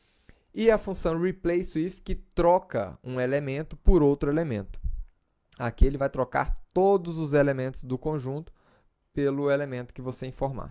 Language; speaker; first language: Portuguese; native; Portuguese